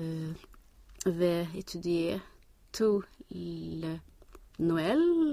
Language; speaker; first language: French; non-native, learner; Swedish